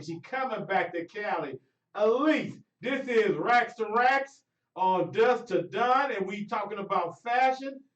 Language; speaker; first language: English; native; English